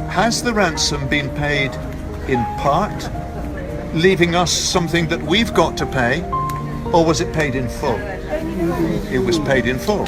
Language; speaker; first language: English; native; English